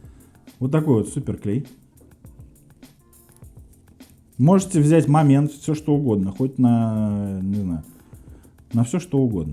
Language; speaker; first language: Russian; native; Russian